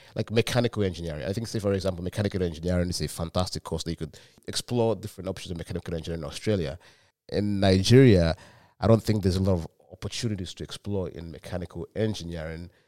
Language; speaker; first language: English; non-native, local second language; Yoruba